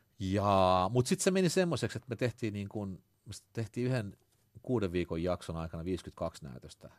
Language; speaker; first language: Finnish; early bilingual, other home language; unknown